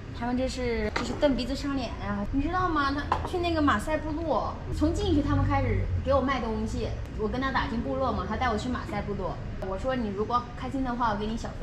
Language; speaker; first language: Chinese; native; Chinese